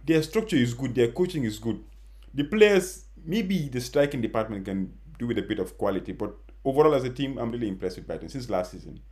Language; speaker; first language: English; non-native, local second language; Wolof